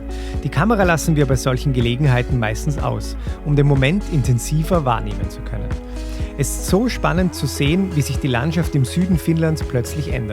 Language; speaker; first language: German; native; German